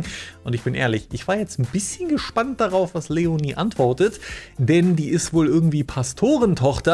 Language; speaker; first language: German; native; German